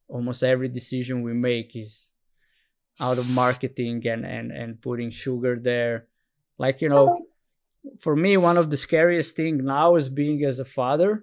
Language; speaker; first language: English; non-native, fluent; Slovenian